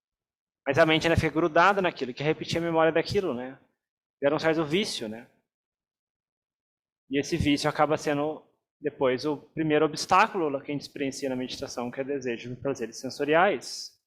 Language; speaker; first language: Portuguese; native; Portuguese